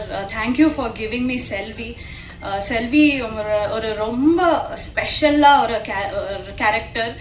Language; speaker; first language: Tamil; non-native, learner; Kannada